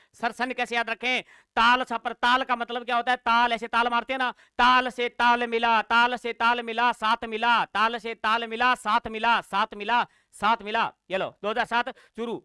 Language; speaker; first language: Hindi; native; Hindi